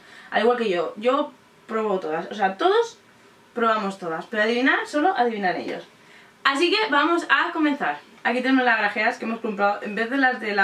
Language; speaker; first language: Spanish; native; Spanish